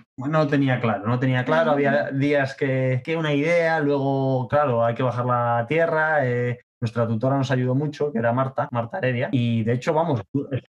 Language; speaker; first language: Spanish; native; Spanish